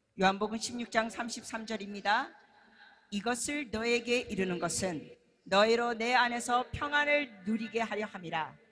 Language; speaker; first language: Korean; native; Korean